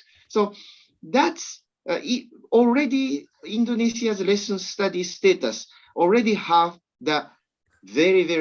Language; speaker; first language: English; non-native, learner; Japanese